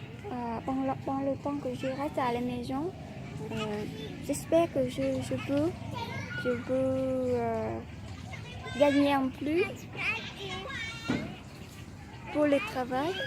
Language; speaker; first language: French; non-native, learner; Vietnamese